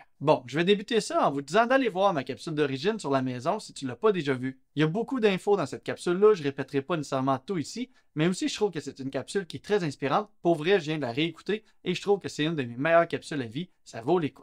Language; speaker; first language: French; native; French